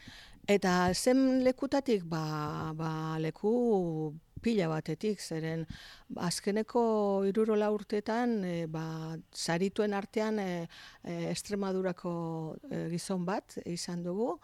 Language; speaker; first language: Basque; native; Basque